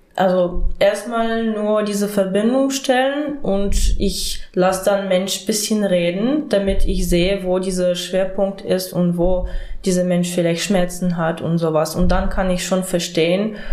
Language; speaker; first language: German; non-native, fluent; Ukrainian